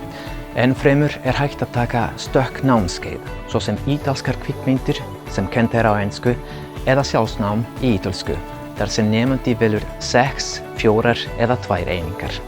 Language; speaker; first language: Icelandic; non-native, fluent; Italian